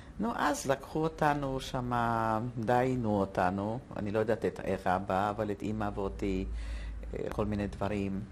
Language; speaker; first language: Hebrew; non-native, fluent; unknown